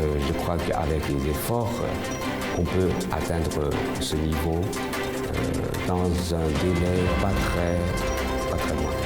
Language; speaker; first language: French; non-native, fluent; Chinese